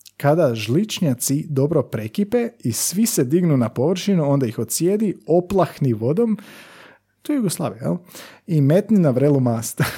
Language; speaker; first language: Croatian; native; Croatian